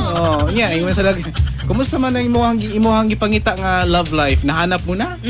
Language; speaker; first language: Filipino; non-native, local second language; Cebuano